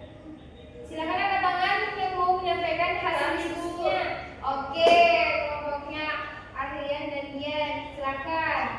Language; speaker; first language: Indonesian; native; Indonesian